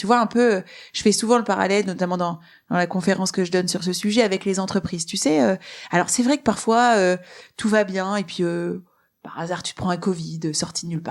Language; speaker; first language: French; native; French